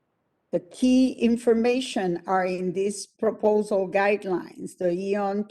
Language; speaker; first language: English; non-native, fluent; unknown